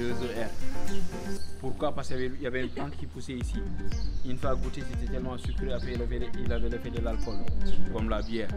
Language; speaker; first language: French; non-native, local second language; Wolof